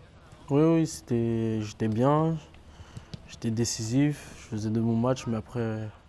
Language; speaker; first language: French; native; French